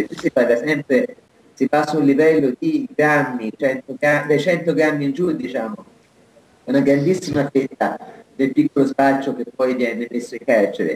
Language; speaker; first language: Italian; native; Italian